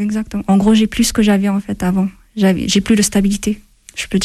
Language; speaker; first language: French; non-native, fluent; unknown